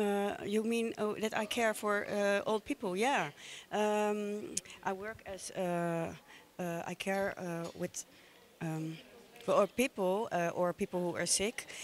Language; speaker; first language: English; non-native, learner; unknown